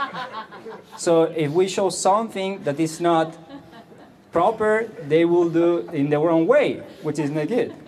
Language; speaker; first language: English; non-native, fluent; Catalan